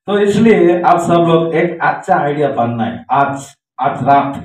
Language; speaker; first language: Hindi; non-native, local second language; Telugu